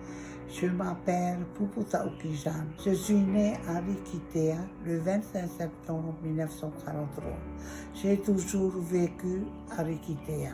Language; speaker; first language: French; non-native, local second language; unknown